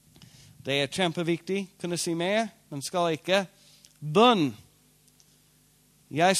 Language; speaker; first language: Swedish; non-native, fluent; English